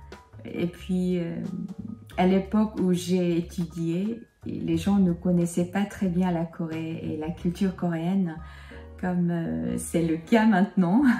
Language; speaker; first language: French; non-native, fluent; Korean